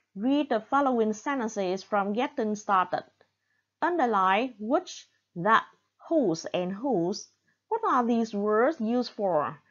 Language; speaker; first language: English; non-native, fluent; Vietnamese